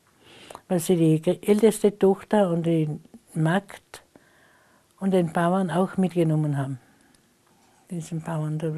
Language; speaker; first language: German; non-native, local second language; Slovenian